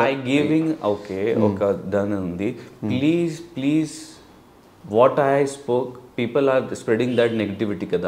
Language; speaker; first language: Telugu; non-native, learner; Hindi